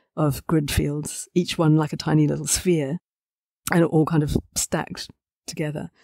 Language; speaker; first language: English; native; English